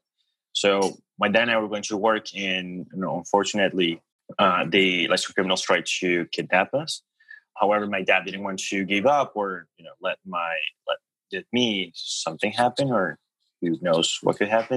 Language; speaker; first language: English; non-native, fluent; Spanish